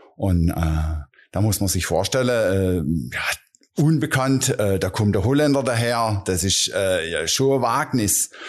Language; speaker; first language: German; non-native, local second language; Dutch